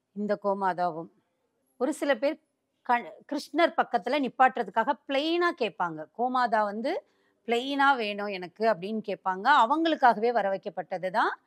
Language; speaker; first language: Tamil; native; Tamil